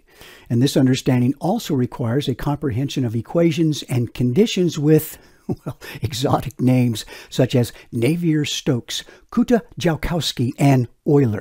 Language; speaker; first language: English; native; English